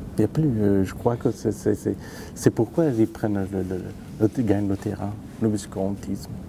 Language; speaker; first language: French; non-native, fluent; Persian